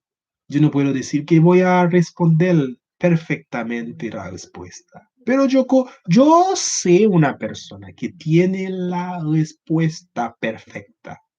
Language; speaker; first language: Spanish; non-native, learner; Haitian Creole